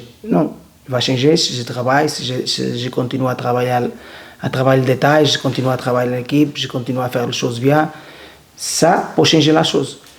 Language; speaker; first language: French; non-native, learner; Portuguese